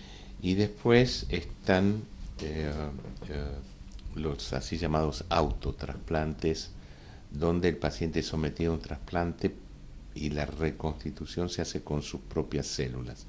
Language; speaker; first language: Spanish; native; Spanish